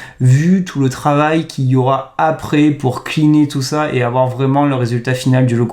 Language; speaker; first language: French; native; French